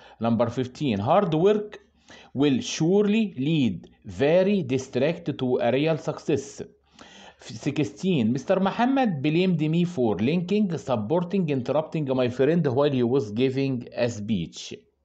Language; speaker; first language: English; non-native, fluent; Arabic